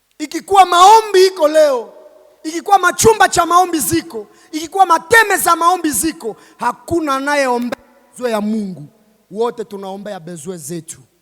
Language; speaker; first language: Swahili; native; Swahili